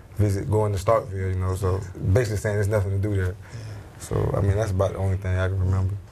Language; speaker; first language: English; native; English